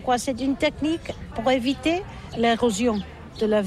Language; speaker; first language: French; non-native, learner; Catalan